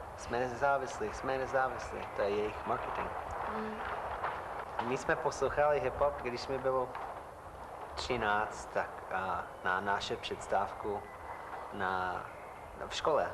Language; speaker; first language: Czech; non-native, fluent; English